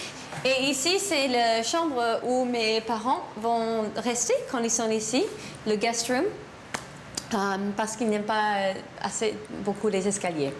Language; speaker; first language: French; non-native, learner; English